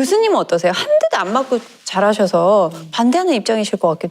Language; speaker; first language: Korean; native; Korean